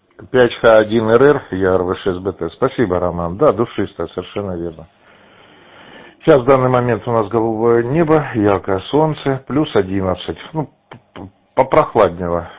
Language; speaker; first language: Russian; native; Russian